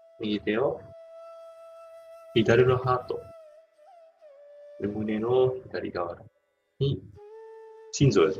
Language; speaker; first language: Japanese; non-native, fluent; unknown